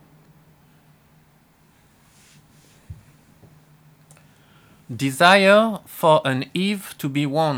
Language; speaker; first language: English; non-native, fluent; French